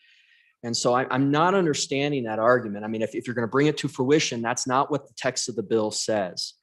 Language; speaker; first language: English; native; English